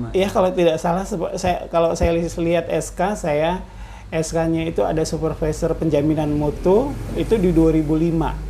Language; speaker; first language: Indonesian; native; Indonesian